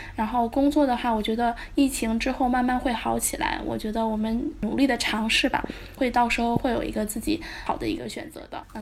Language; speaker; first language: Chinese; native; Chinese